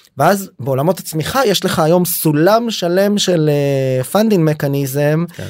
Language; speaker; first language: Hebrew; native; Hebrew